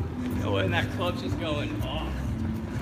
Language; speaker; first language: English; native; English